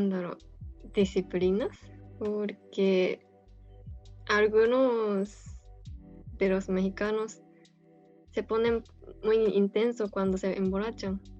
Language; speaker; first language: Spanish; non-native, fluent; Japanese